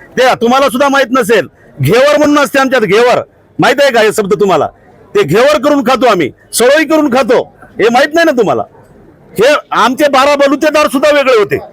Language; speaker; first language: Marathi; non-native, local second language; Lambadi